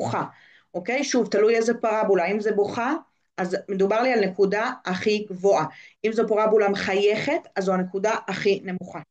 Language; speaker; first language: Hebrew; native; Hebrew